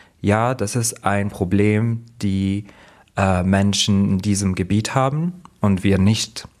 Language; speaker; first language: German; non-native, fluent; Arabic